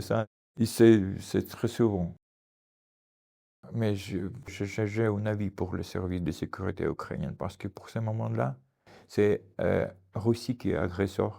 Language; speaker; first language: French; non-native, fluent; Russian